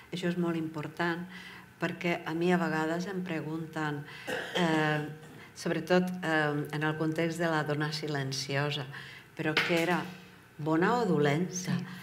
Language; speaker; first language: Catalan; non-native, fluent; Czech